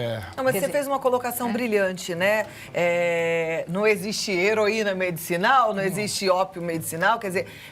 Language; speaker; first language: Portuguese; native; Portuguese